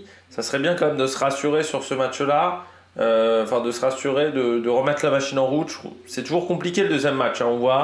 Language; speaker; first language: French; native; French